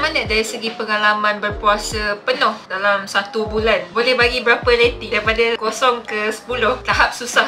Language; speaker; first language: Malay; native; Malay